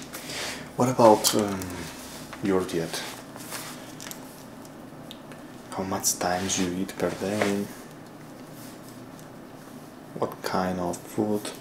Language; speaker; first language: English; non-native, learner; Spanish